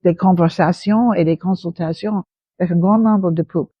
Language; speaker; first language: French; non-native, fluent; English